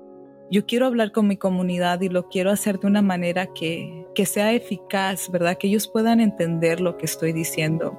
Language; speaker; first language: Spanish; early bilingual, heritage; Spanish